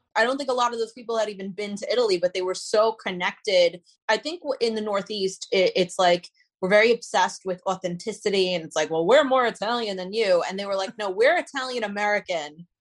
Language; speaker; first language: English; native; English